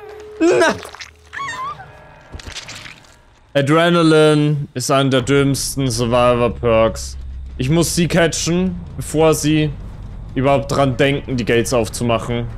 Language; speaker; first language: German; native; German